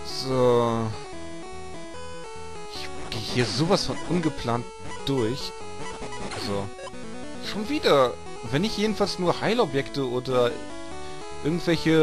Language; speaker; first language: German; native; German